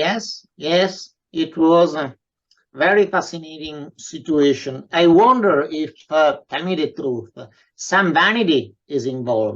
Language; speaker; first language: English; non-native, fluent; Italian